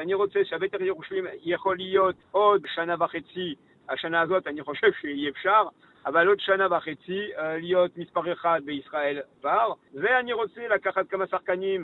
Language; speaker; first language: Hebrew; non-native, learner; French